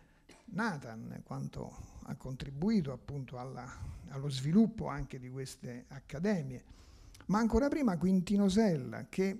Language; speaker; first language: Italian; native; Italian